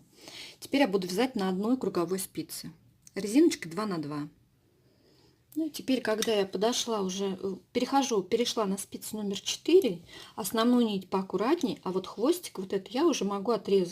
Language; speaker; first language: Russian; native; Russian